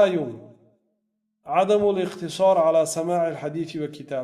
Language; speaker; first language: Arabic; non-native, fluent; Tajik